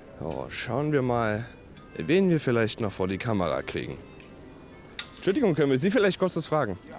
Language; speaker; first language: German; native; German